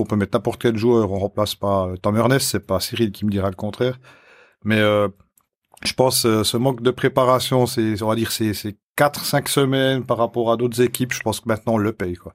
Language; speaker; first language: French; native; French